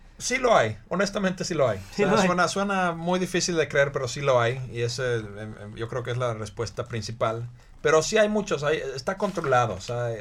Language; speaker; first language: Spanish; non-native, fluent; Finnish